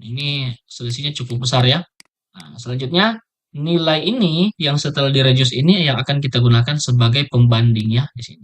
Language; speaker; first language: Indonesian; native; Indonesian